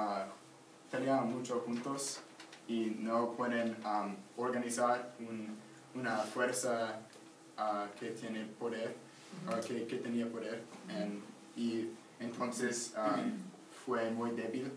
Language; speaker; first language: Spanish; non-native, learner; English